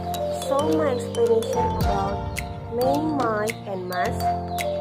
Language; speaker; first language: English; non-native, learner; Indonesian